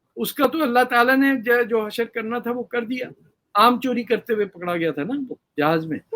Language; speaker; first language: Urdu; native; Urdu